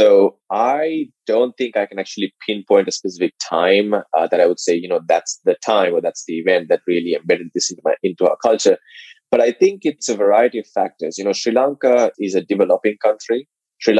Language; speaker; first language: English; non-native, local second language; Sinhala